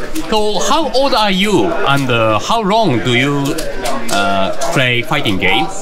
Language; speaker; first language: English; non-native, learner; Japanese